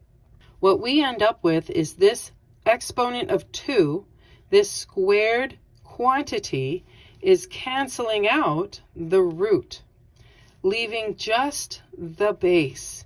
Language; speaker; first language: English; native; English